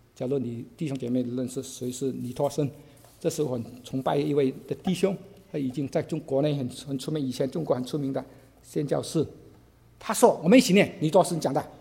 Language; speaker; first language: Chinese; non-native, local second language; Cantonese